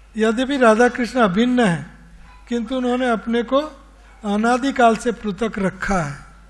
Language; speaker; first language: Hindi; non-native, local second language; Gujarati